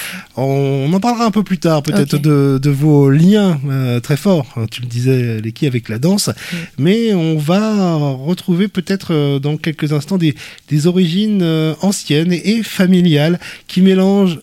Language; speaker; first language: French; native; French